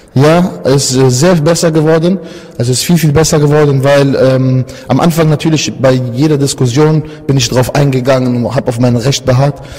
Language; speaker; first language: German; early bilingual, other home language; Italian